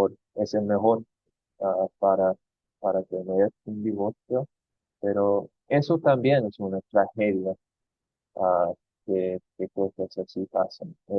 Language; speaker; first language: Spanish; non-native, fluent; English